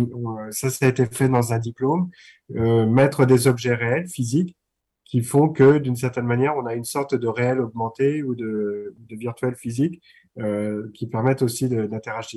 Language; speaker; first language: French; native; French